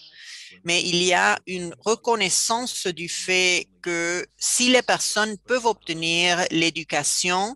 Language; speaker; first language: French; non-native, fluent; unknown